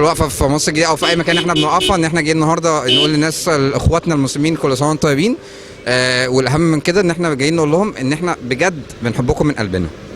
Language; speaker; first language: Arabic; native; Arabic